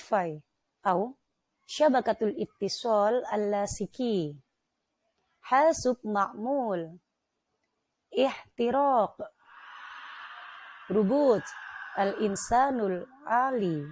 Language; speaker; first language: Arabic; non-native, fluent; Indonesian